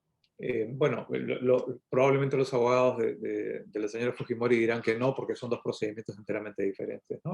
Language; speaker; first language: Spanish; native; Spanish